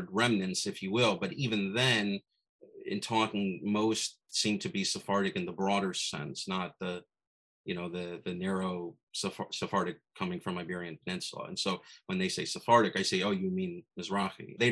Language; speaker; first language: English; native; English